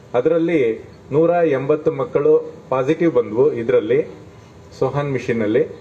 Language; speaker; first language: Kannada; native; Kannada